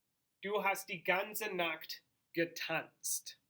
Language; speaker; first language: German; non-native, fluent; English